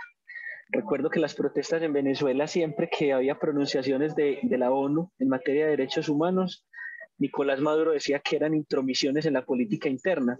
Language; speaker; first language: Spanish; native; Spanish